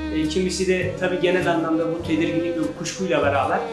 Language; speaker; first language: Turkish; native; Turkish